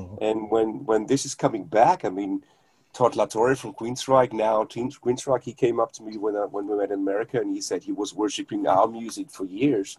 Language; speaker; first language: English; non-native, fluent; German